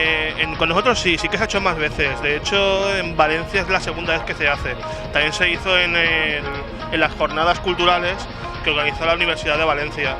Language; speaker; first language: Spanish; native; Spanish